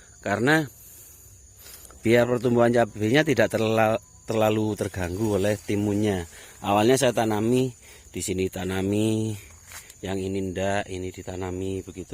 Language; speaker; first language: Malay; non-native, local second language; Javanese